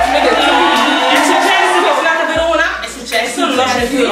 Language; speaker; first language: Italian; early bilingual, other home language; English